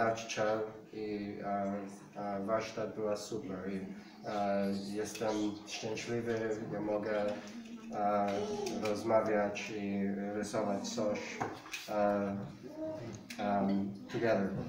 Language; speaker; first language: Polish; non-native, learner; English